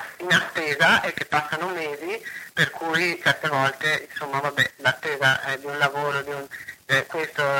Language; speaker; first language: Italian; native; Italian